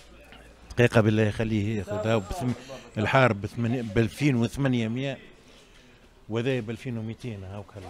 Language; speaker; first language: Arabic; native; Arabic